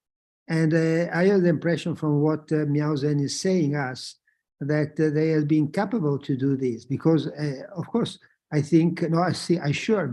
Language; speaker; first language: English; non-native, fluent; Italian